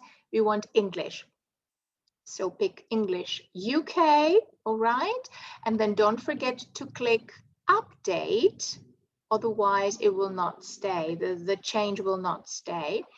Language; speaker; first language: English; non-native, fluent; Greek